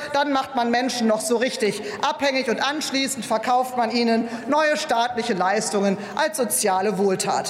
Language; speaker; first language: German; native; German